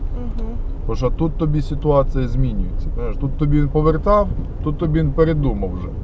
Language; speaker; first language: Ukrainian; non-native, local second language; Russian